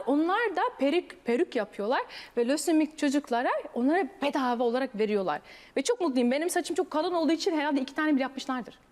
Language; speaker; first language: Turkish; early bilingual, heritage; Turkish